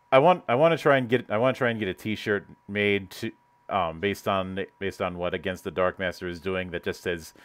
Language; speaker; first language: English; native; English